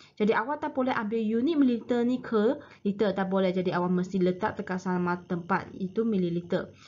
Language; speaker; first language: Malay; native; Malay